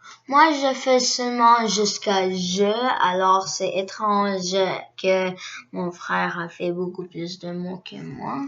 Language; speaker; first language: French; early bilingual, other home language; Korean